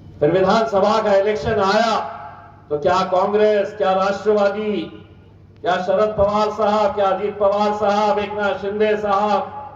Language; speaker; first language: Hindi; non-native, local second language; Urdu